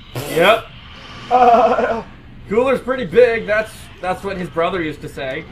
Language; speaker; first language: English; native; English